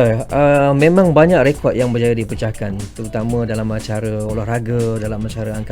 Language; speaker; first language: Malay; native; Malay